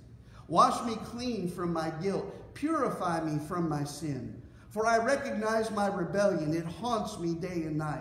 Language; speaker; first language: English; native; English